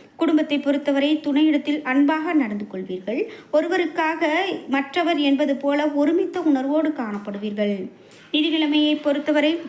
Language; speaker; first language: Tamil; native; Tamil